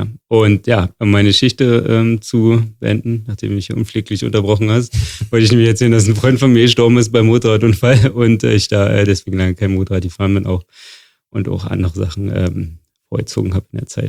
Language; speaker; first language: German; native; German